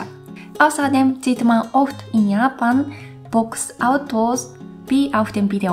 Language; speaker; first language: German; non-native, fluent; Japanese